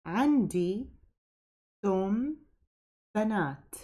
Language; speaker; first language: Arabic; native; Arabic